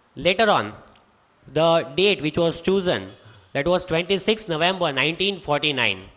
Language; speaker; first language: English; non-native, local second language; Hindi